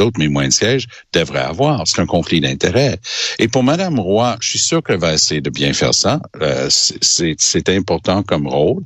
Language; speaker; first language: French; native; French